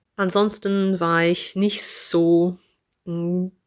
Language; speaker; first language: German; non-native, fluent; English